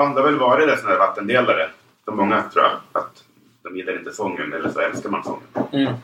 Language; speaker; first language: Swedish; native; Swedish